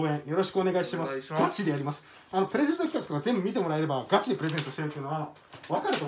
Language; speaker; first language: Japanese; native; Japanese